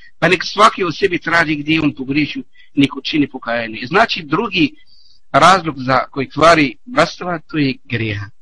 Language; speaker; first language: Bosnian; non-native, learner; Arabic